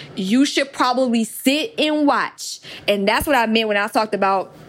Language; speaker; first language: English; native; English